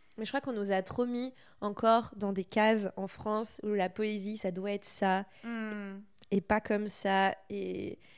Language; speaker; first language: French; native; French